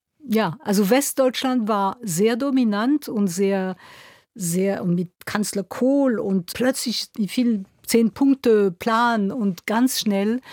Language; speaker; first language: German; non-native, local second language; French